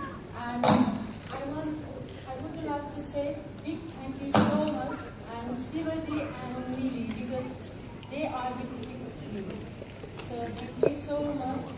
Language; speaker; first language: English; non-native, learner; Nepali